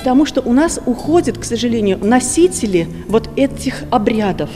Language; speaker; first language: Russian; native; Russian